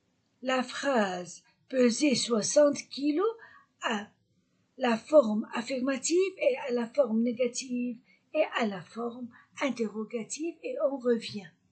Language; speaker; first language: French; non-native, fluent; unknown